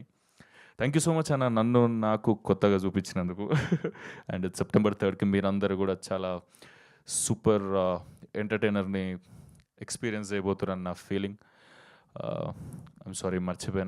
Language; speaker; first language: Telugu; native; Telugu